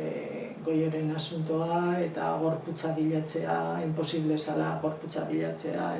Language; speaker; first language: Basque; non-native, local second language; Spanish